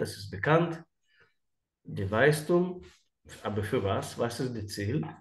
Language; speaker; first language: German; non-native, learner; Russian